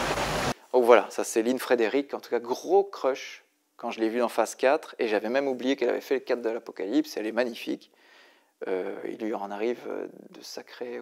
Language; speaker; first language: French; native; French